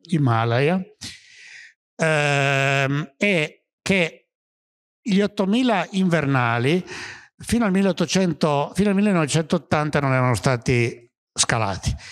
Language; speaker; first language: Italian; native; Italian